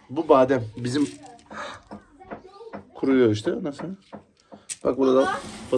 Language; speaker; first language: Turkish; native; Turkish